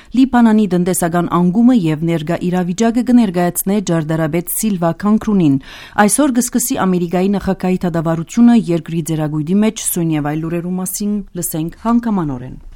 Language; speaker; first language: Armenian; early bilingual, heritage; Armenian